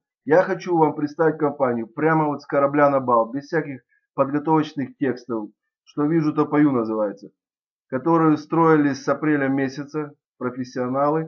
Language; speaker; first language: Russian; native; Russian